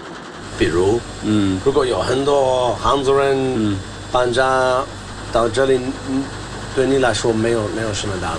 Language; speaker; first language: Chinese; non-native, fluent; English